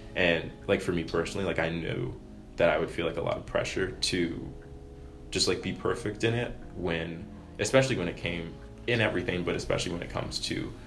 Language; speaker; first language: English; native; English